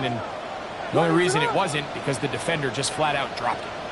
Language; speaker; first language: English; native; English